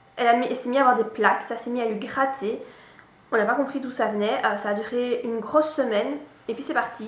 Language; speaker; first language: French; native; French